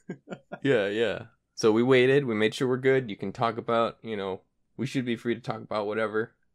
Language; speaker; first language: English; native; English